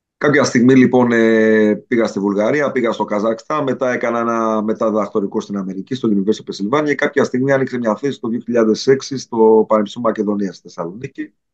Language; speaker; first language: Greek; native; Greek